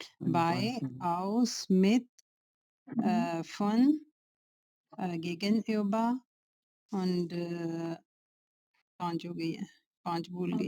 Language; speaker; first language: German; non-native, learner; Urdu